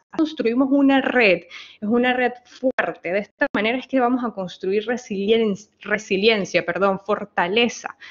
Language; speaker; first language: Spanish; native; Spanish